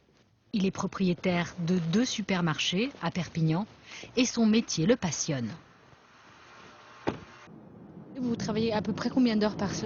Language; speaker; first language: French; native; French